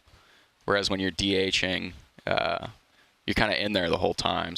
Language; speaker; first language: English; native; English